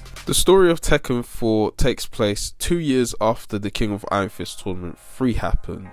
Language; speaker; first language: English; native; English